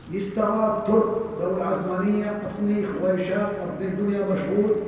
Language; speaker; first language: Urdu; non-native, learner; Arabic